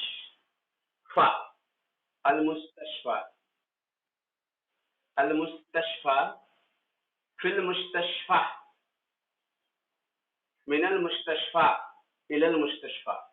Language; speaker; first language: Arabic; non-native, fluent; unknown